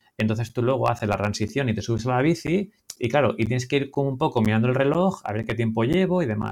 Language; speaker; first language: Spanish; native; Spanish